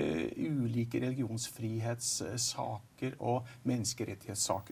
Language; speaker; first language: Norwegian; native; Norwegian